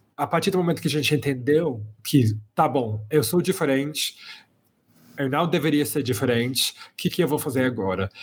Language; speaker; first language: Portuguese; non-native, fluent; English